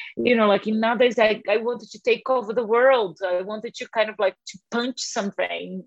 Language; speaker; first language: English; non-native, fluent; Portuguese